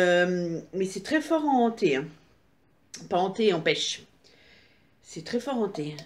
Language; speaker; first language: French; native; French